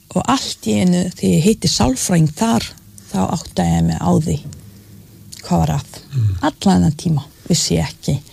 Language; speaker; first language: Icelandic; non-native, fluent; Bosnian